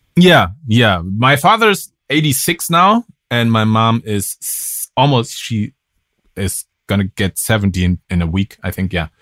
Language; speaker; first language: English; non-native, fluent; German